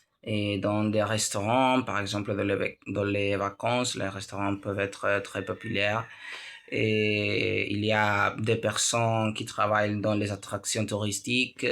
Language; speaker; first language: French; non-native, learner; Spanish